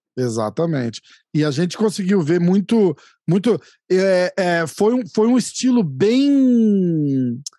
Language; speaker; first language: Portuguese; native; Portuguese